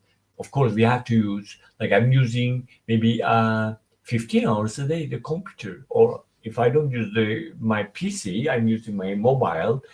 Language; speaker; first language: English; non-native, fluent; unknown